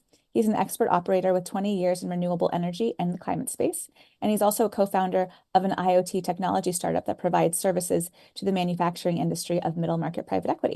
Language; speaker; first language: English; native; English